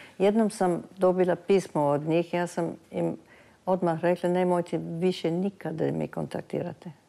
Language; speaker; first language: Serbian; early bilingual, heritage; Serbian